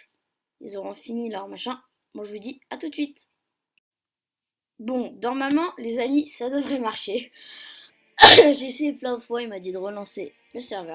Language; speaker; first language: French; native; French